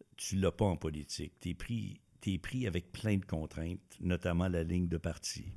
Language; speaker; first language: French; native; French